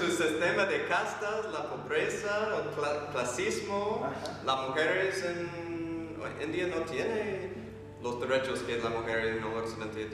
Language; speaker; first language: Spanish; non-native, fluent; English